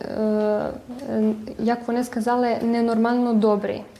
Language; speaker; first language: Ukrainian; early bilingual, heritage; Ukrainian